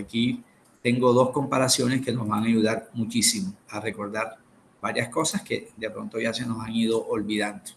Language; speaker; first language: Spanish; native; Spanish